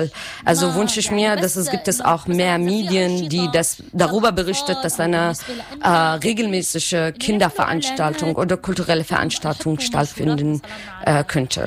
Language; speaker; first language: German; non-native, learner; Arabic